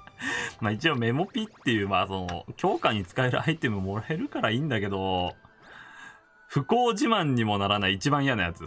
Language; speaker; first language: Japanese; native; Japanese